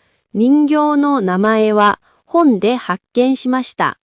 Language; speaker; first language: Japanese; non-native, fluent; Korean